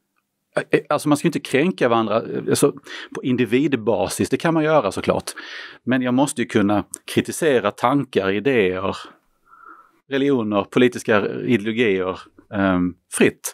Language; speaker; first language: Swedish; native; Swedish